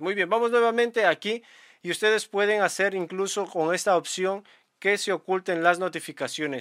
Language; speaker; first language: Spanish; native; Spanish